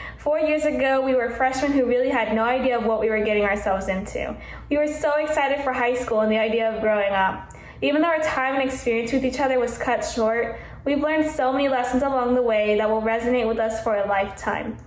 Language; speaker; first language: English; early bilingual, other home language; Vietnamese